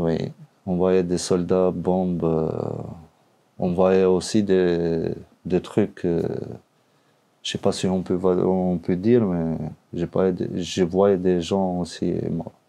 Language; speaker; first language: French; non-native, learner; Albanian